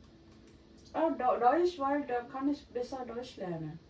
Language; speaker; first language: German; non-native, learner; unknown